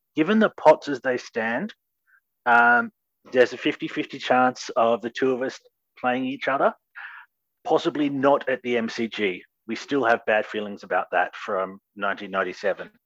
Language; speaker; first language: English; native; English